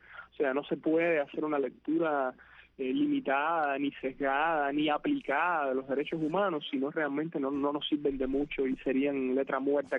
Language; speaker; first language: Spanish; native; Spanish